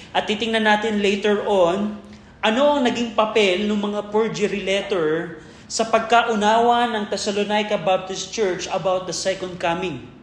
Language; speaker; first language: Filipino; native; Filipino